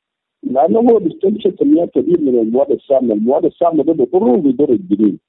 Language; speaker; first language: Arabic; native; Arabic